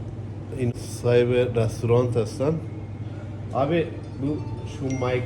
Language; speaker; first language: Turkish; non-native, fluent; Persian